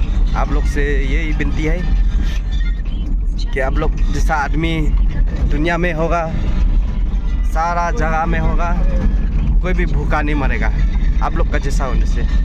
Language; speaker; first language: Hindi; non-native, local second language; Khasi